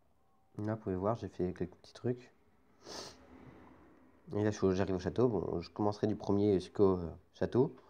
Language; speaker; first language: French; native; French